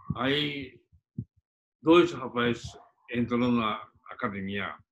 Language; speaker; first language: Portuguese; non-native, fluent; Japanese